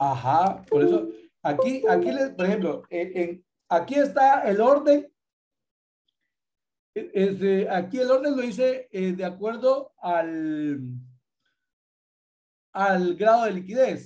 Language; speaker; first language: Spanish; native; Spanish